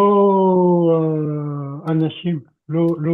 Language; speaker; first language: Hebrew; non-native, learner; French